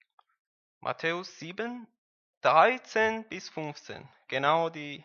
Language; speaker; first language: German; non-native, learner; Persian